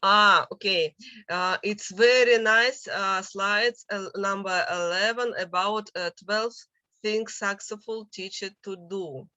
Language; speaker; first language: English; non-native, learner; Russian